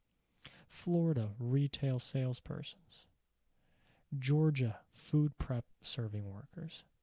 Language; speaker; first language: English; native; English